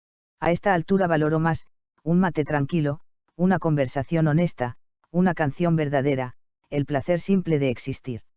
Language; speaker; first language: Spanish; native; Spanish